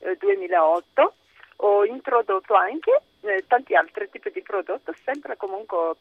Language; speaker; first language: Italian; non-native, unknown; Malagasy